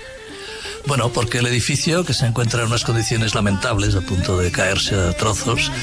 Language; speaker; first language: Spanish; native; Spanish